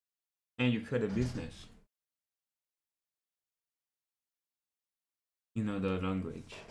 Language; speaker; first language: English; non-native, fluent; French